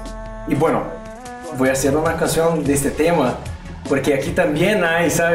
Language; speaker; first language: Spanish; non-native, learner; Portuguese